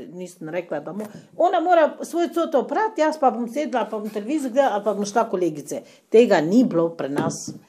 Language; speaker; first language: Slovenian; non-native, fluent; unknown